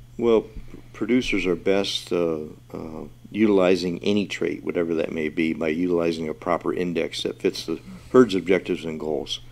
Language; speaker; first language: English; native; English